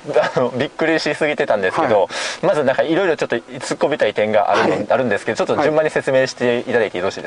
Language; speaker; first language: Japanese; native; Japanese